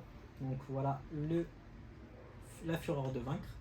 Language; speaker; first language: French; native; French